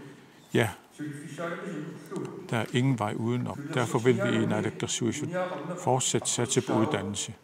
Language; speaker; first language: Danish; non-native, local second language; Kalaallisut